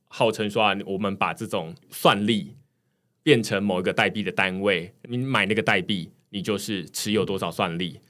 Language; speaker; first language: Chinese; native; Chinese